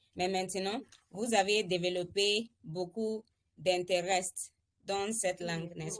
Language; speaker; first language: French; non-native, fluent; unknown